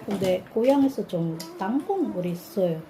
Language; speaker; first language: Korean; non-native, learner; Filipino